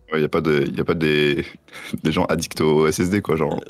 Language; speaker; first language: French; native; French